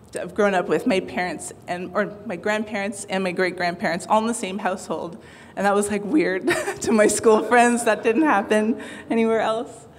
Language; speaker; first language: English; native; English